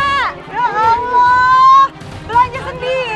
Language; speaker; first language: Indonesian; native; Indonesian